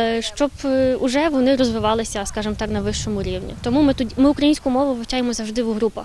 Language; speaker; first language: Ukrainian; early bilingual, heritage; Ukrainian